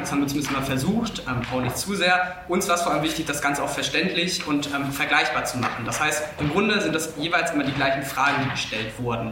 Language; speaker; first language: German; native; German